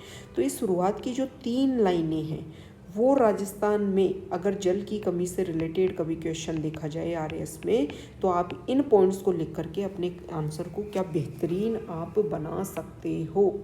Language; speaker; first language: Hindi; native; Hindi